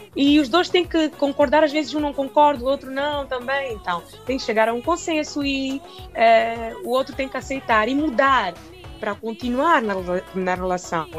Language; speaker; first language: Portuguese; non-native, local second language; Makhuwa